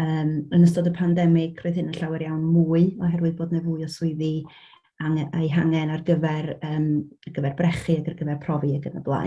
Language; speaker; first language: Welsh; native; Welsh